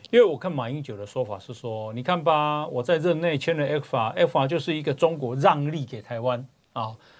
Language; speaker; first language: Chinese; native; Chinese